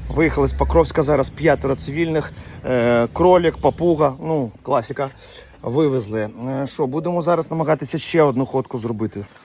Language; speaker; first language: Ukrainian; native; Ukrainian